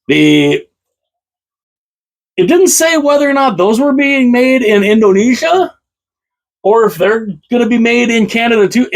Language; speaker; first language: English; native; English